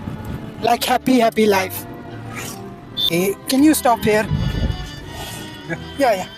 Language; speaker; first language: English; non-native, learner; Hindi